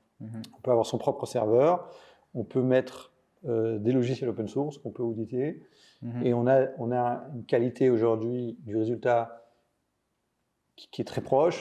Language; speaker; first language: French; native; French